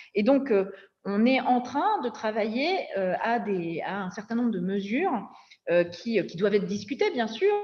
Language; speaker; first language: French; native; French